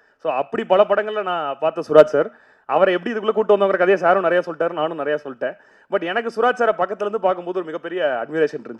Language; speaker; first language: Tamil; native; Tamil